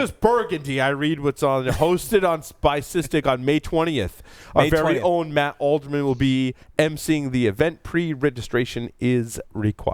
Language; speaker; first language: English; native; English